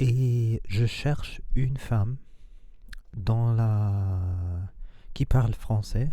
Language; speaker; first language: French; non-native, learner; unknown